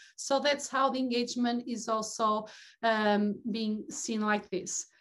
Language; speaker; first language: English; non-native, fluent; Portuguese